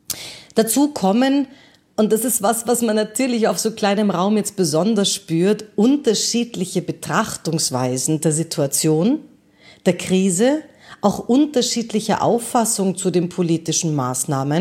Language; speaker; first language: German; native; German